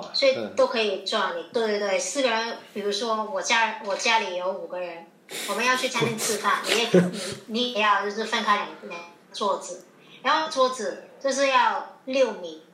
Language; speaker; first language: Chinese; non-native, local second language; Cantonese